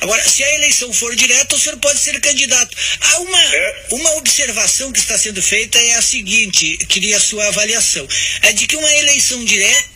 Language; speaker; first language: Portuguese; native; Portuguese